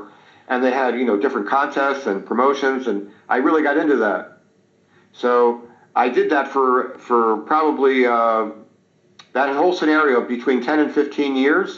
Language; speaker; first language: English; native; English